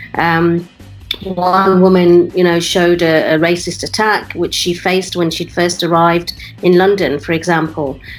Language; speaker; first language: English; native; English